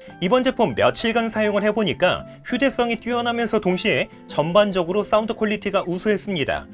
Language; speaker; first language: Korean; native; Korean